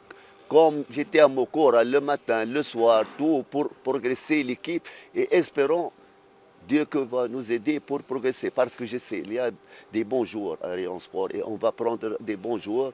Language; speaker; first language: French; non-native, fluent; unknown